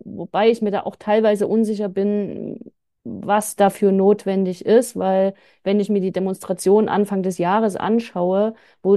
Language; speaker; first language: German; native; German